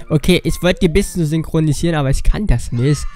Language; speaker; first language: German; native; German